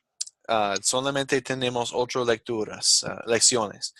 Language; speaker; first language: Spanish; non-native, fluent; English